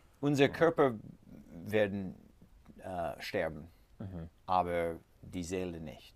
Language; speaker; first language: German; non-native, learner; English